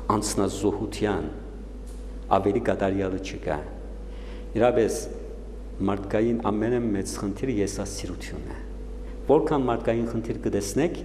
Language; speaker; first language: Armenian; native; Armenian